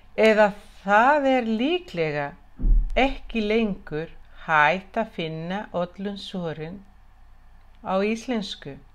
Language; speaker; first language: Icelandic; non-native, fluent; Spanish